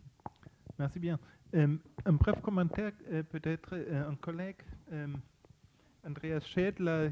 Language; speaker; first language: French; non-native, fluent; Spanish